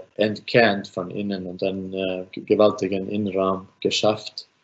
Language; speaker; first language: German; non-native, fluent; Finnish